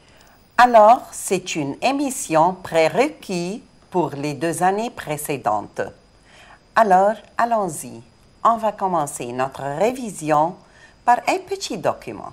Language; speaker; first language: French; non-native, fluent; Arabic